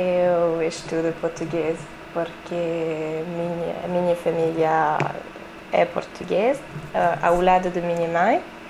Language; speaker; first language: Portuguese; early bilingual, heritage; French